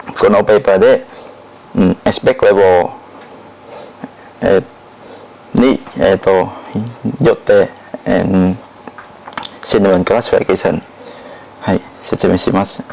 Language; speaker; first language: Japanese; non-native, learner; Thai